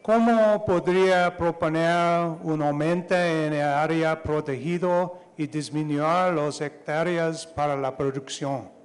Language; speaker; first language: Spanish; non-native, learner; English